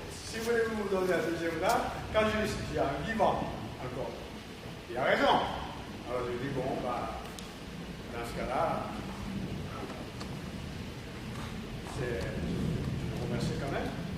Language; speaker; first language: French; non-native, learner; Japanese